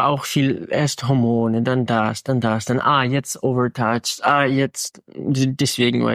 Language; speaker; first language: German; non-native, fluent; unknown